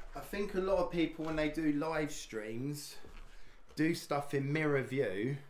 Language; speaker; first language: English; native; English